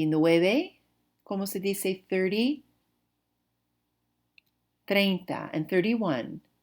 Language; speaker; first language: Spanish; non-native, fluent; English